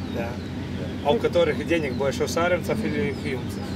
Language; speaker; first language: Russian; non-native, local second language; Latvian